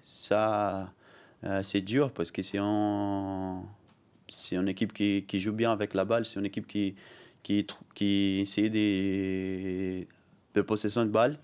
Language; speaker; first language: French; non-native, learner; Portuguese